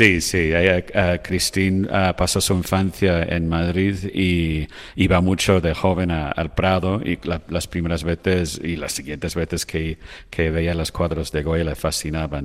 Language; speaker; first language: Spanish; non-native, fluent; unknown